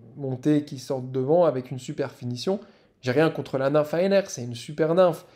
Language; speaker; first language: French; native; French